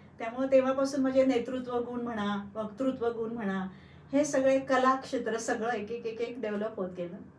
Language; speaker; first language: Marathi; non-native, local second language; Gujarati